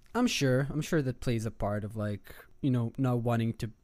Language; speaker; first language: English; non-native, fluent; Hebrew